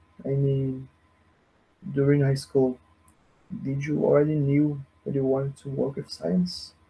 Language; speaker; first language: English; non-native, fluent; Portuguese